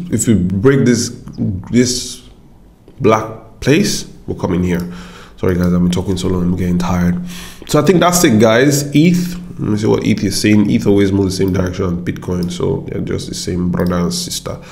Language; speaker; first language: English; non-native, local second language; Yoruba